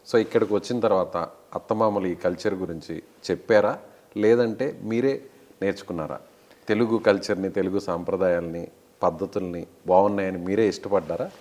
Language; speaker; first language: Telugu; native; Telugu